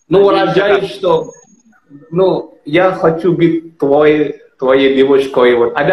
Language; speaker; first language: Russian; non-native, fluent; Indonesian